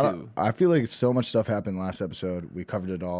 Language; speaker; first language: English; native; English